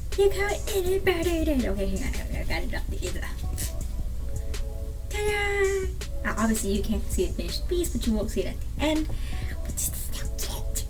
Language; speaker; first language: English; native; English